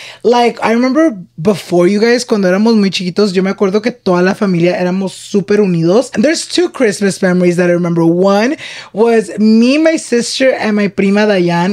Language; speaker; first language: English; early bilingual, other home language; Spanish